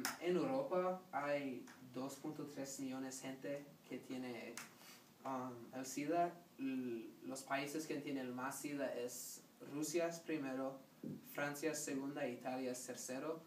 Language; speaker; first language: Spanish; non-native, learner; English